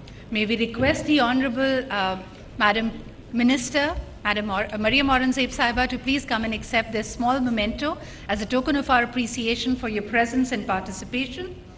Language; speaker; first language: English; non-native, local second language; Urdu